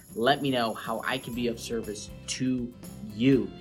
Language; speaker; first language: English; non-native, fluent; German